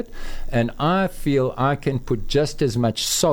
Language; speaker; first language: English; native; English